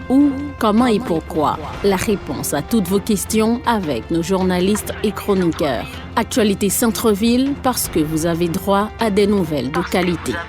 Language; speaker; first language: French; native; French